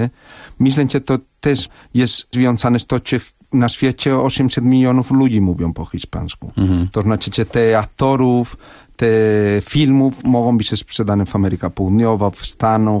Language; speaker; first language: Polish; non-native, fluent; Spanish